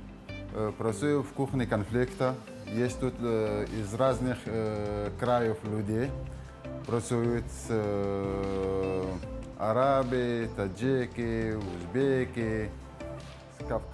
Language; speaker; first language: Polish; non-native, learner; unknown